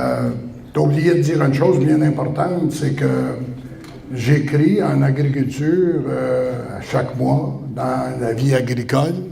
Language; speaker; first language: French; native; French